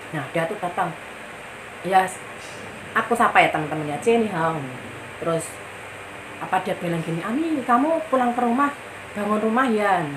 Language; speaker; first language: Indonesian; native; Indonesian